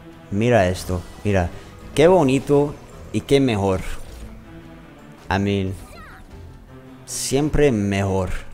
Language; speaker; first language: Spanish; non-native, learner; English